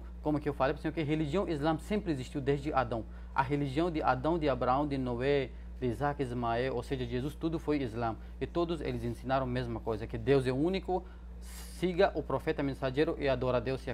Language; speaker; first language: Portuguese; non-native, fluent; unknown